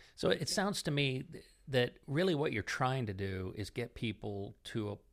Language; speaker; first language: English; non-native, fluent; Dutch